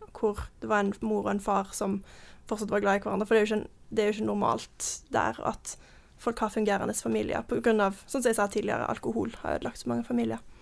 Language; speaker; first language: Norwegian; early bilingual, heritage; Norwegian